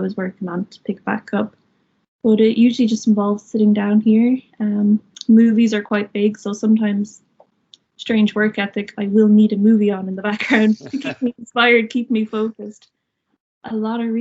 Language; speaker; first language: English; native; English